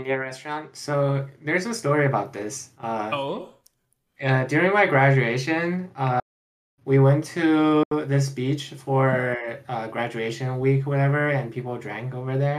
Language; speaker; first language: English; non-native, fluent; Chinese